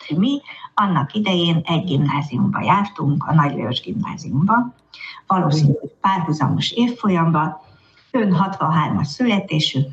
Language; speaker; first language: Hungarian; native; Hungarian